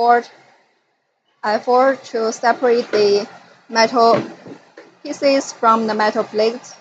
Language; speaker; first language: English; non-native, fluent; Chinese